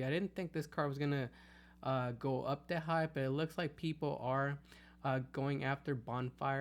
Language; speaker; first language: English; native; English